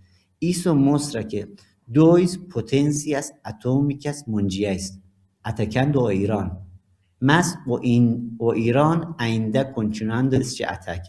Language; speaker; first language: Portuguese; non-native, learner; Persian